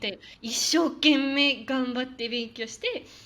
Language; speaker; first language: Japanese; non-native, fluent; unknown